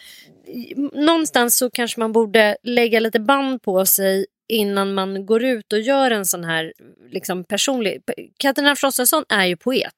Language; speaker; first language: Swedish; native; Swedish